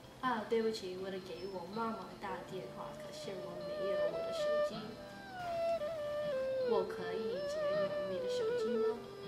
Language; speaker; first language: Chinese; non-native, learner; English